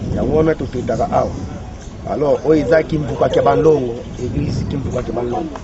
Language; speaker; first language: Lingala; non-native, local second language; Kongo